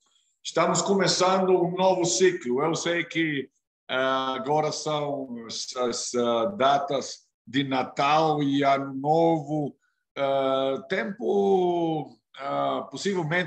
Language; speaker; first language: Portuguese; non-native, fluent; Spanish